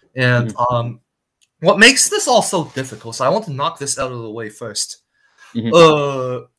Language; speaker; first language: English; non-native, fluent; Chinese